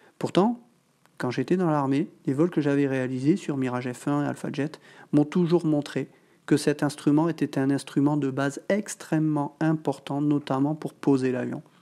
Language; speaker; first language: French; native; French